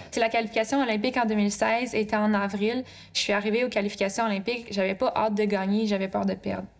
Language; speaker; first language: French; native; French